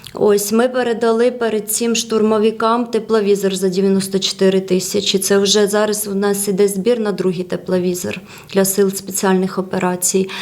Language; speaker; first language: Ukrainian; non-native, fluent; Georgian